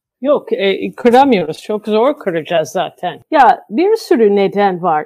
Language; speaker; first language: Turkish; non-native, fluent; English